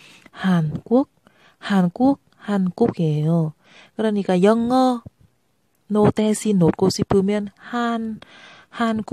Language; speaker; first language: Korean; non-native, learner; Vietnamese